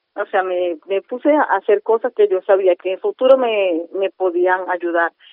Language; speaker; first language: Spanish; native; Spanish